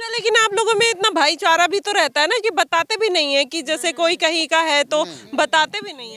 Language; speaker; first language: Hindi; native; Hindi